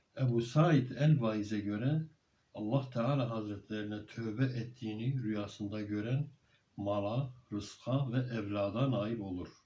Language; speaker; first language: Turkish; native; Turkish